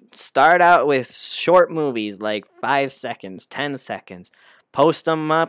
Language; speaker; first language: English; native; English